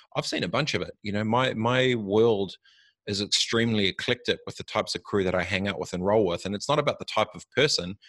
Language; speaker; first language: English; native; English